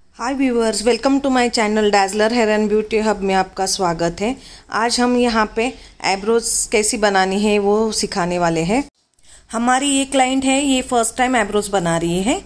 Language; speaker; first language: Hindi; non-native, local second language; Marathi